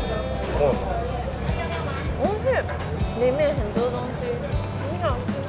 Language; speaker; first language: Chinese; non-native, fluent; Japanese